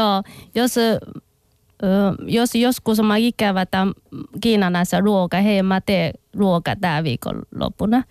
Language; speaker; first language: Finnish; non-native, learner; Chinese